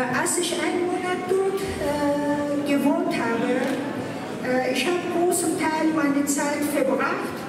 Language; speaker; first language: German; non-native, fluent; Persian